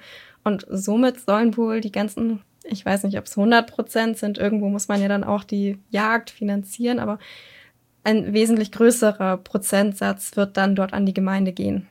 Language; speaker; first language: German; native; German